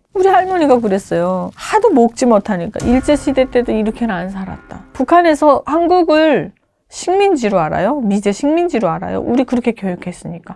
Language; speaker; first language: Korean; native; Korean